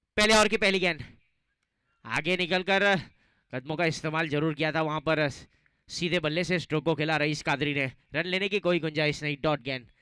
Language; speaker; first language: Hindi; non-native, local second language; Gujarati